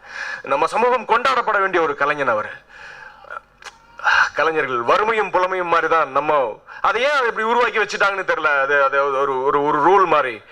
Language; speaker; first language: Tamil; native; Tamil